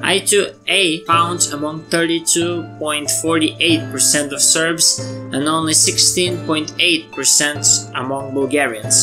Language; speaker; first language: English; non-native, fluent; Serbian